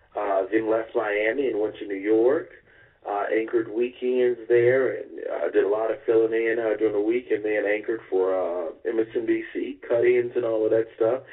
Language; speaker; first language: English; native; English